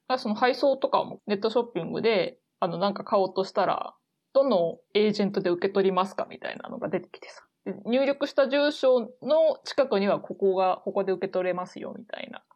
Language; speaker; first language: Japanese; native; Japanese